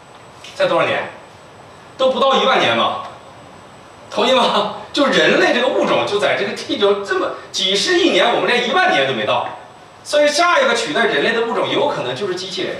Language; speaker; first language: Chinese; native; Chinese